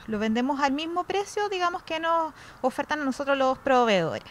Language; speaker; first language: Spanish; native; Spanish